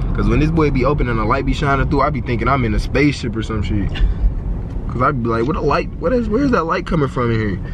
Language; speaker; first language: English; native; English